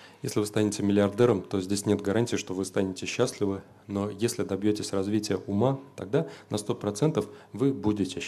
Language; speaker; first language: Russian; native; Russian